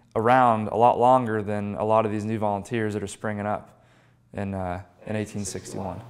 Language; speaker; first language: English; native; English